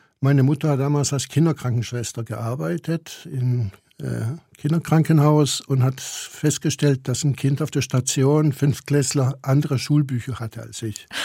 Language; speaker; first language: German; early bilingual, other home language; Croatian